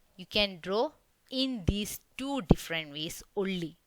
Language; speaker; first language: English; non-native, local second language; Malayalam